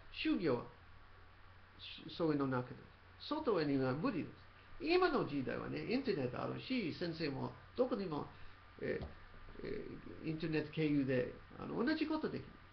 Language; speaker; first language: Japanese; non-native, fluent; English